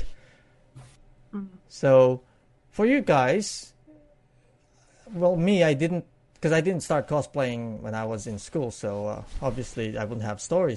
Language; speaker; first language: English; non-native, local second language; Pampanga